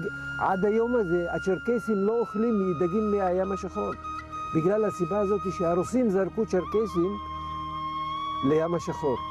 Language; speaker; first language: Hebrew; non-native, local second language; Adyghe